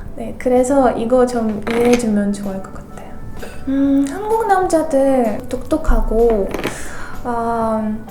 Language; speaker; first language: Korean; non-native, fluent; Russian